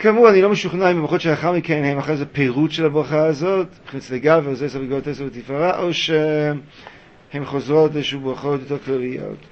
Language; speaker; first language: Hebrew; native; Hebrew